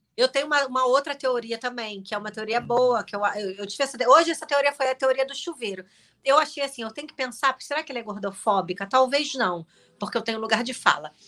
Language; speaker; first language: Portuguese; native; Portuguese